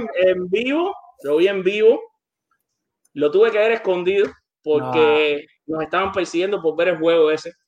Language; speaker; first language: Spanish; native; Spanish